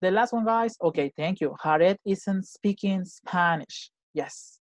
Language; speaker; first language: English; non-native, fluent; Spanish